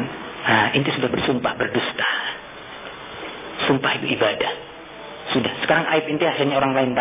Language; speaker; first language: Indonesian; native; Indonesian